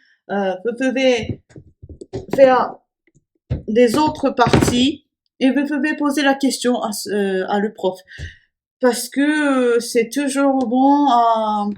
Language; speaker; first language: French; non-native, fluent; Japanese